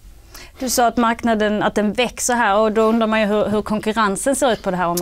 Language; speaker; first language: Swedish; native; Swedish